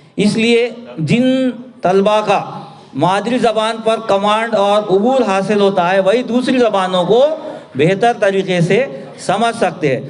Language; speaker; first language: Urdu; native; Urdu